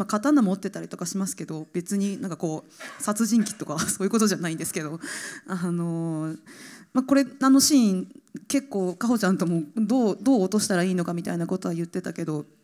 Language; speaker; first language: Japanese; native; Japanese